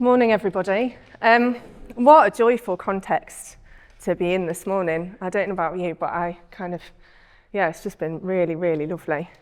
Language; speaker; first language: English; native; English